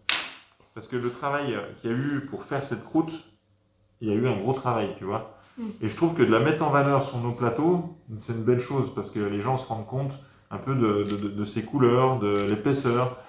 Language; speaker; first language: French; native; French